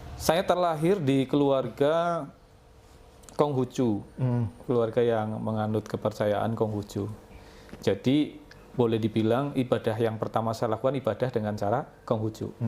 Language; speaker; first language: Indonesian; non-native, local second language; Javanese